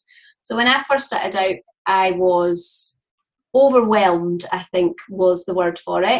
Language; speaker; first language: English; native; English